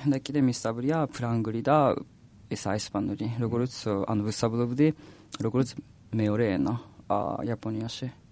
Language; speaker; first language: Georgian; non-native, learner; Japanese